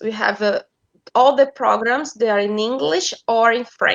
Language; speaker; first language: English; non-native, fluent; Portuguese